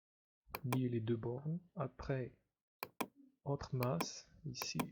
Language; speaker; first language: French; non-native, local second language; Arabic